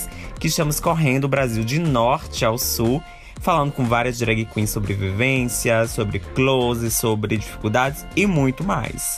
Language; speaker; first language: Portuguese; native; Portuguese